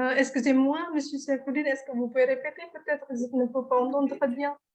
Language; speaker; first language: French; non-native, fluent; Indonesian